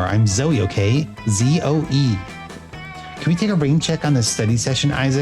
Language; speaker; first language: English; native; English